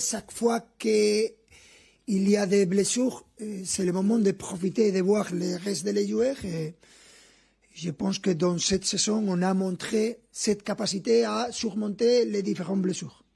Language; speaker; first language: French; non-native, fluent; Spanish